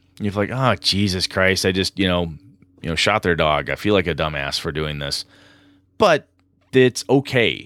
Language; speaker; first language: English; native; English